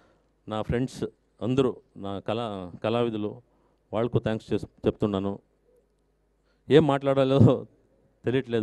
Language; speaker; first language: Telugu; non-native, learner; Kannada